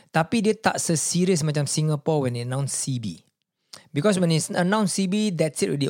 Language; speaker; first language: English; non-native, local second language; Malay